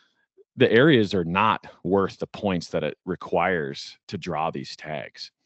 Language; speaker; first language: English; native; English